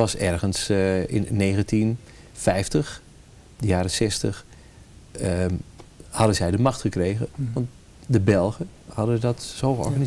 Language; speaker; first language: Dutch; native; Dutch